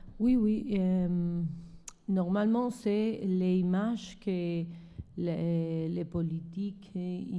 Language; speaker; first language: French; non-native, learner; Spanish